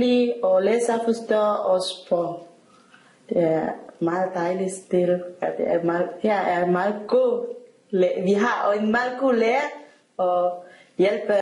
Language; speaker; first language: Danish; non-native, learner; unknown